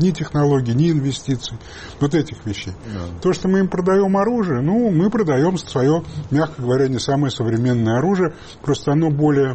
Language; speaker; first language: Russian; native; Russian